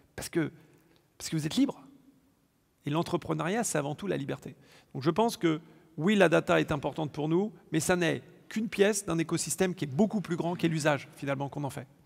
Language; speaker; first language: French; native; French